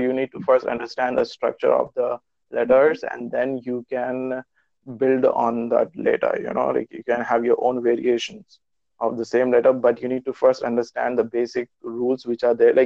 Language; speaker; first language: English; non-native, local second language; Urdu